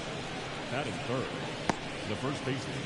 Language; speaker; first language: English; native; English